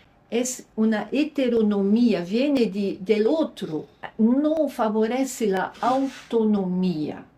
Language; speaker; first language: Spanish; non-native, fluent; Luxembourgish